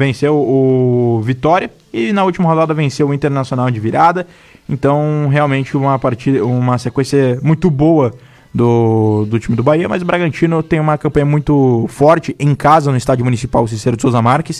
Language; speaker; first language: Portuguese; native; Portuguese